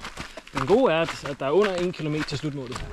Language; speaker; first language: Danish; native; Danish